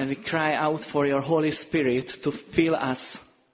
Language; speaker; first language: English; non-native, fluent; Hungarian